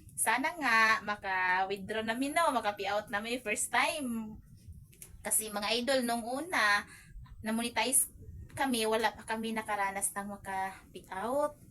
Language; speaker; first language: Filipino; non-native, local second language; Cebuano